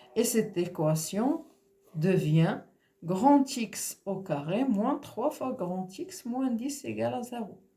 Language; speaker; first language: French; non-native, local second language; Arabic